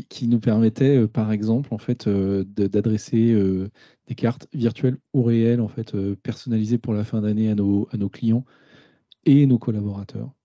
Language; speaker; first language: French; native; French